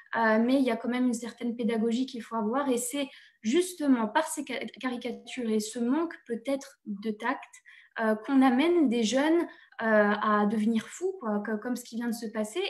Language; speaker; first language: French; native; French